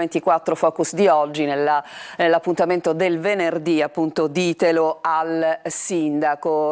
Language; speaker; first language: Italian; native; Italian